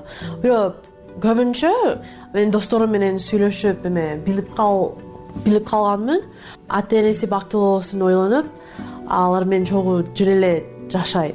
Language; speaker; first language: Kyrgyz; non-native, fluent; English